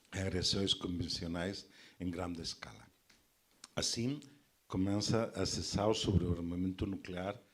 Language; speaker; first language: Portuguese; non-native, fluent; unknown